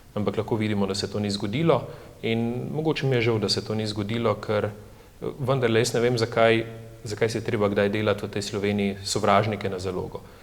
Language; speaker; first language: Slovenian; native; Slovenian